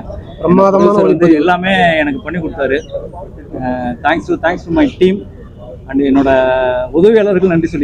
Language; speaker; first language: Tamil; native; Tamil